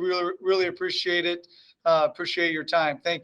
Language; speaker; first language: English; native; English